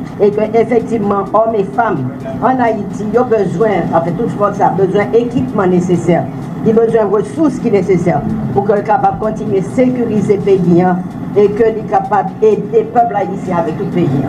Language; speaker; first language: French; non-native, fluent; Swahili